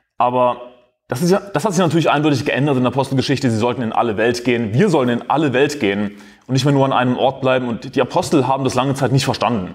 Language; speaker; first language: German; native; German